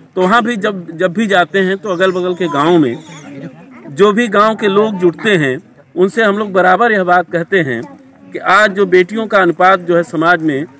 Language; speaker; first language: Hindi; native; Hindi